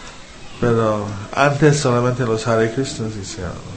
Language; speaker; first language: Spanish; non-native, fluent; English